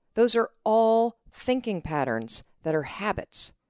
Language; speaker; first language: English; native; English